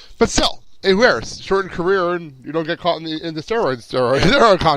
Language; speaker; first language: English; native; English